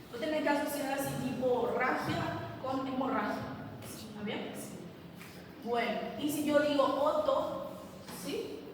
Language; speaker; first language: Spanish; native; Spanish